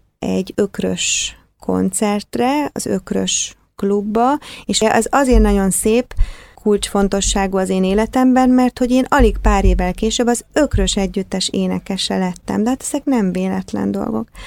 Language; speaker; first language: Hungarian; native; Hungarian